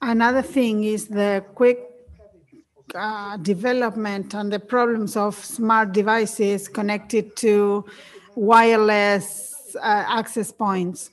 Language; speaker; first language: English; non-native, fluent; Spanish